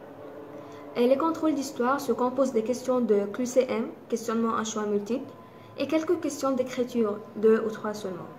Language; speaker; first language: French; non-native, fluent; Arabic